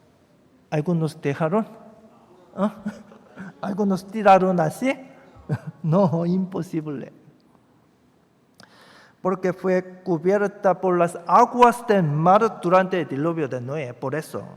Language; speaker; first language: Spanish; non-native, fluent; Korean